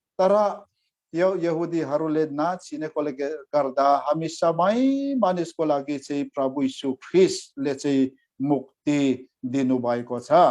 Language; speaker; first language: Nepali; non-native, fluent; Mizo